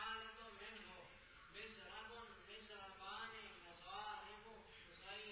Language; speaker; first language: Arabic; non-native, learner; Punjabi